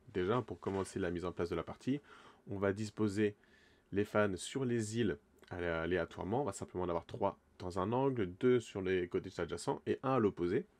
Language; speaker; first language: French; native; French